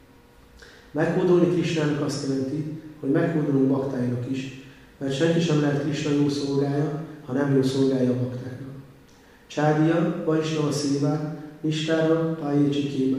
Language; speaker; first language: Hungarian; native; Hungarian